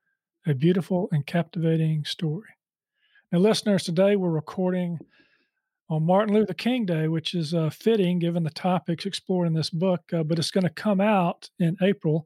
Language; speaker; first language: English; native; English